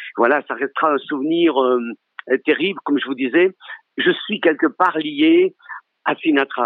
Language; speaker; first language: French; early bilingual, other home language; Italian